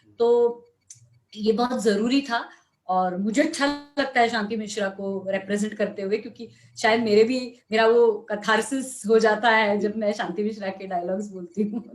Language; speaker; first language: Hindi; non-native, local second language; Marathi